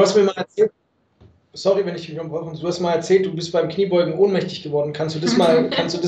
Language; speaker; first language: German; native; German